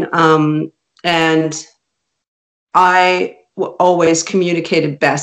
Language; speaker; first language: English; non-native, fluent; Hungarian